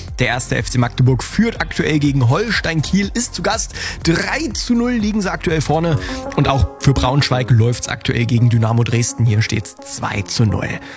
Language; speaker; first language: German; native; German